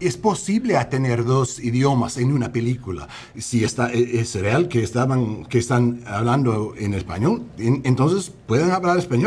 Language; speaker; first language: Spanish; early bilingual, heritage; English